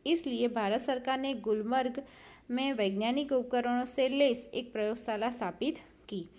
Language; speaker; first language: Hindi; non-native, local second language; Gujarati